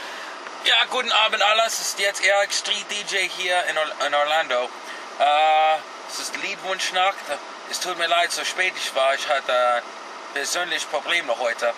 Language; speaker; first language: German; non-native, learner; English